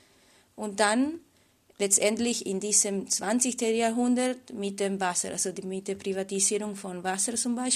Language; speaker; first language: German; non-native, fluent; Spanish